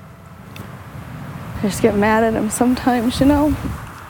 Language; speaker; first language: English; native; English